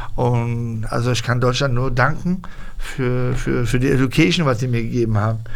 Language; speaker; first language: German; early bilingual, other home language; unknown